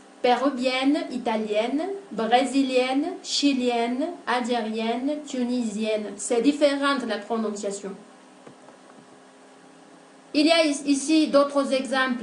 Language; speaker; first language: French; non-native, fluent; Spanish